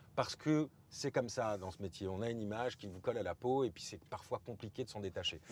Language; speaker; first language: French; native; French